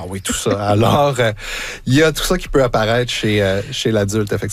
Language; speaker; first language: French; native; French